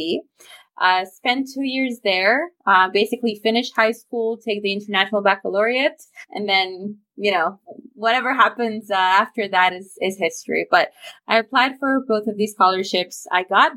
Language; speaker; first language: English; non-native, fluent; Romanian